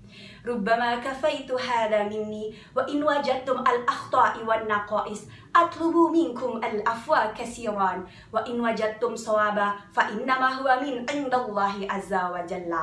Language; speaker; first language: Arabic; non-native, learner; Indonesian